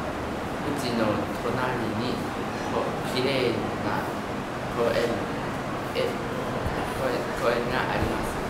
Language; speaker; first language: Japanese; non-native, learner; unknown